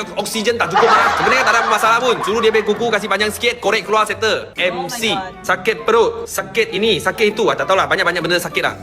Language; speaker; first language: Malay; non-native, local second language; Chinese